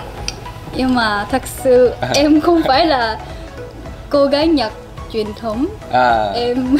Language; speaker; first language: Vietnamese; non-native, learner; Japanese